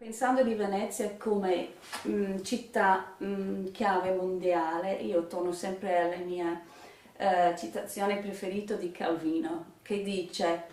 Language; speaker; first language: Italian; non-native, fluent; English